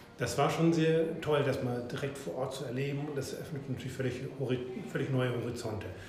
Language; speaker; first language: German; native; German